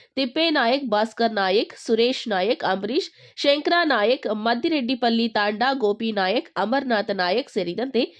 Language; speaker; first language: Kannada; native; Kannada